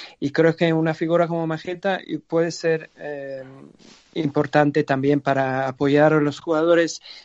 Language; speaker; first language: Spanish; non-native, fluent; English